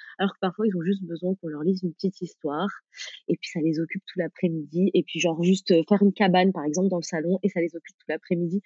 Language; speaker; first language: French; early bilingual, other home language; Arabic